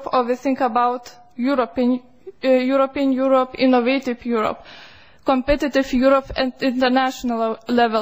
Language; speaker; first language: English; non-native, fluent; Lithuanian